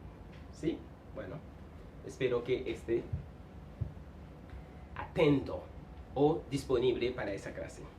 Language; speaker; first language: Spanish; non-native, fluent; Haitian Creole